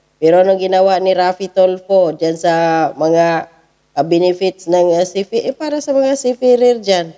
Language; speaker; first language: Filipino; native; Filipino